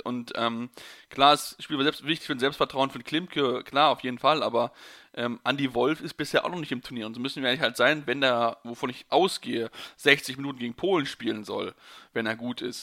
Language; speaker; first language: German; native; German